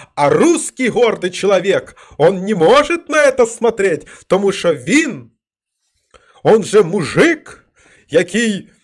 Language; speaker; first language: Ukrainian; non-native, local second language; Russian